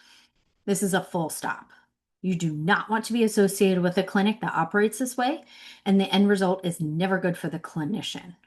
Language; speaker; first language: English; native; English